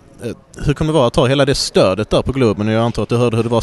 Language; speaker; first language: Swedish; native; Swedish